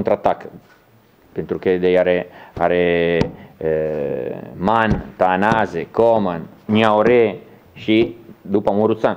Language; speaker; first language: Romanian; non-native, learner; Italian